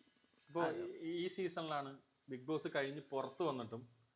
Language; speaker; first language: Malayalam; native; Malayalam